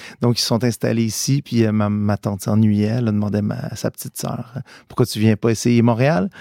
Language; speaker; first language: French; early bilingual, other home language; Italian